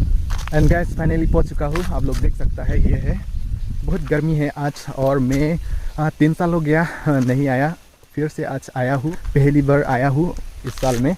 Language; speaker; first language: Hindi; non-native, local second language; Karbi